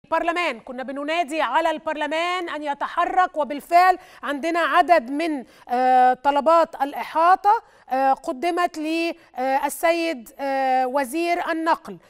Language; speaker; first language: Arabic; native; Arabic